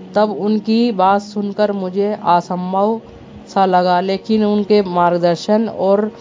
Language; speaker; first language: Hindi; native; Hindi